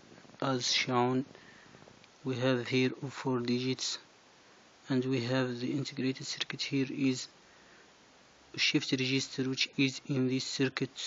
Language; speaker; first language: English; non-native, fluent; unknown